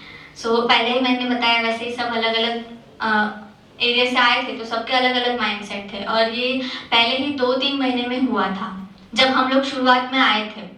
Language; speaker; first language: Hindi; native; Hindi